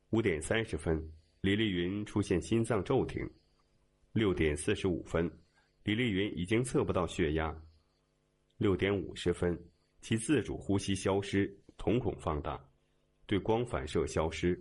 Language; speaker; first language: Chinese; native; Chinese